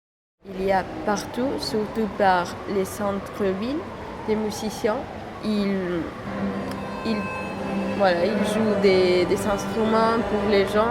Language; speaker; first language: French; non-native, fluent; Spanish